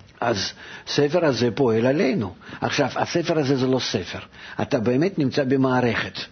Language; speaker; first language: Hebrew; non-native, fluent; Russian